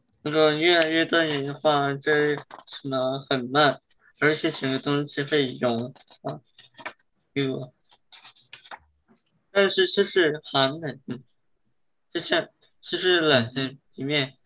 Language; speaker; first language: Chinese; early bilingual, heritage; English